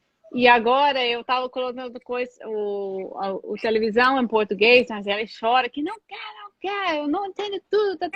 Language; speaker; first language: Portuguese; non-native, fluent; English